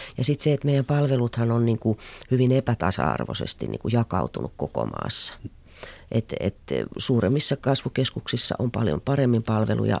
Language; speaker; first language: Finnish; native; Finnish